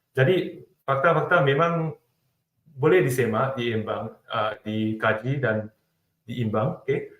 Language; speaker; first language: Malay; non-native, local second language; Chinese